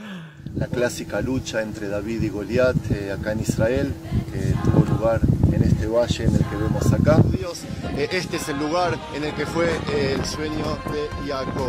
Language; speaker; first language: Spanish; native; Spanish